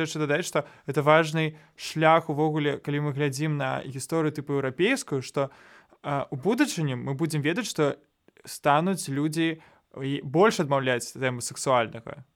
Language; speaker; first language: Belarusian; non-native, local second language; Russian